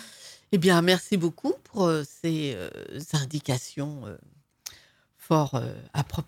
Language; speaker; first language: French; native; French